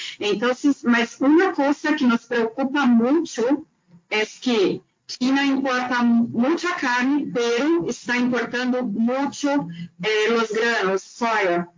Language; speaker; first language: Spanish; non-native, learner; Portuguese